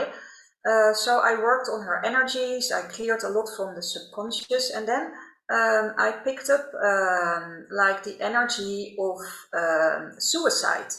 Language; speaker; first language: English; non-native, fluent; Dutch